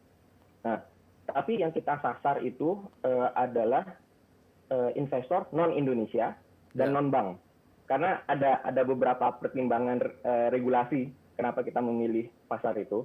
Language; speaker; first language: Indonesian; native; Indonesian